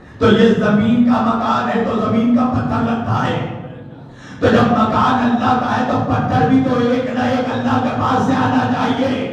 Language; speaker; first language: Urdu; native; Urdu